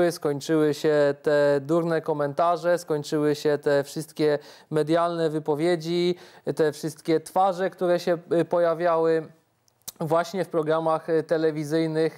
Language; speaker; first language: Polish; native; Polish